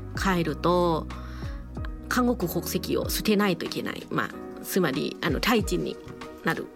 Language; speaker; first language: Japanese; non-native, fluent; Thai